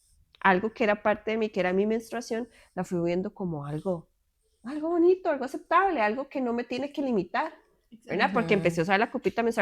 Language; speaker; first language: Spanish; native; Spanish